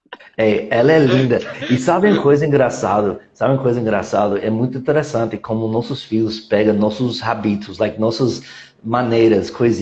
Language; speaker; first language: Portuguese; non-native, fluent; English